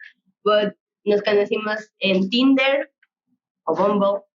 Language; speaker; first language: Spanish; early bilingual, heritage; Spanish